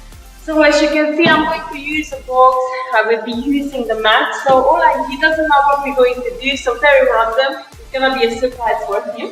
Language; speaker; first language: English; non-native, fluent; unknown